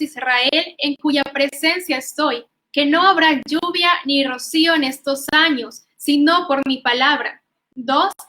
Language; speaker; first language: Spanish; native; Spanish